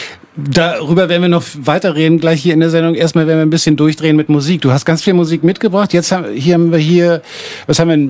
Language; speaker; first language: German; native; German